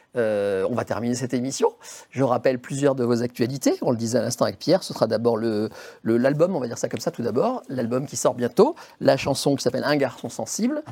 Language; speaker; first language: French; native; French